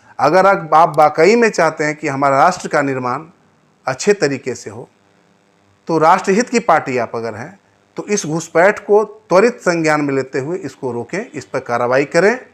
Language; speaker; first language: Hindi; native; Hindi